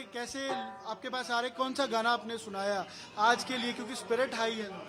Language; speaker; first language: Hindi; native; Hindi